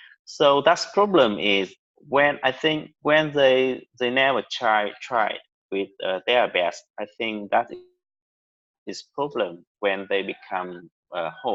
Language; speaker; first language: English; non-native, learner; Vietnamese